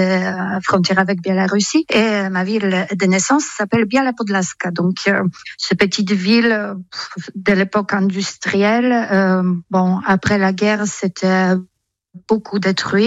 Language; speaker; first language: French; non-native, fluent; Polish